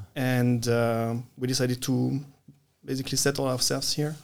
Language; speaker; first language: English; non-native, fluent; French